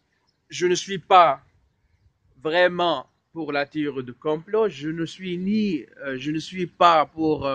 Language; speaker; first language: French; non-native, fluent; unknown